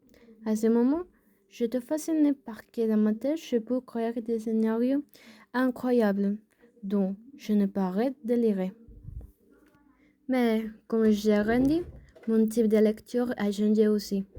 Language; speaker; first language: French; non-native, learner; Spanish